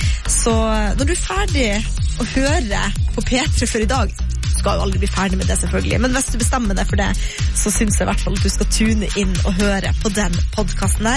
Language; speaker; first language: Norwegian; native; Norwegian